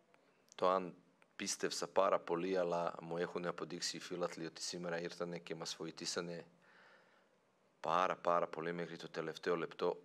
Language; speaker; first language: Greek; non-native, fluent; Serbian